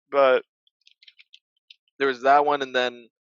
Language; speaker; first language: English; native; English